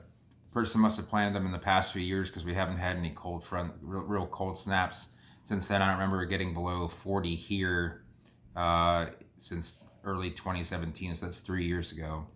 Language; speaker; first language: English; native; English